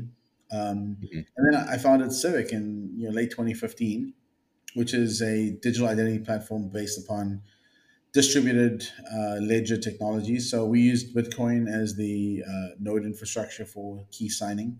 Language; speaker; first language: English; native; English